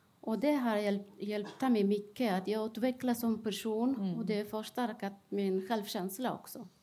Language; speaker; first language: Swedish; non-native, fluent; Persian